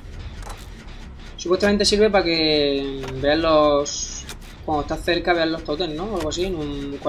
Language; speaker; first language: Spanish; native; Spanish